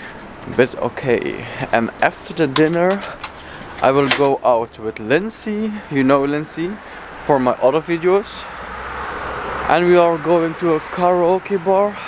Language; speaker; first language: English; non-native, fluent; Dutch